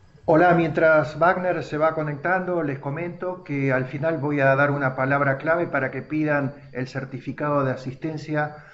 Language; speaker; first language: Spanish; native; Spanish